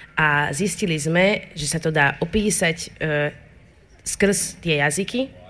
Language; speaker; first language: Slovak; non-native, local second language; Hungarian